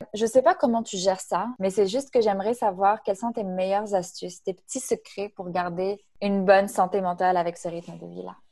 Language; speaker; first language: French; non-native, local second language; Arabic